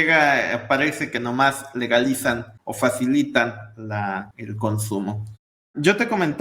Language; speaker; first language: Spanish; native; Spanish